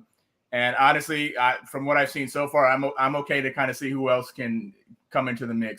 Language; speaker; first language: English; native; English